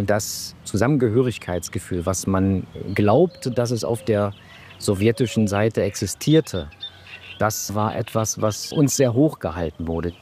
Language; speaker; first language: German; native; German